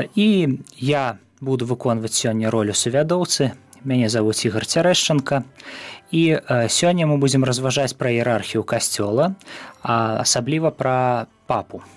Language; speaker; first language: Belarusian; native; Belarusian